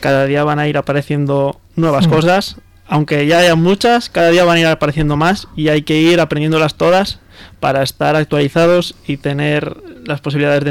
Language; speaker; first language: Catalan; native; Catalan